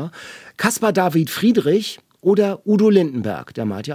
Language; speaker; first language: German; native; German